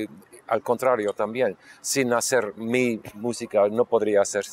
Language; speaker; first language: Spanish; non-native, local second language; English